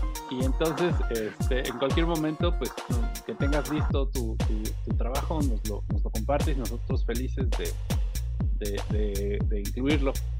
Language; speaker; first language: Spanish; native; Spanish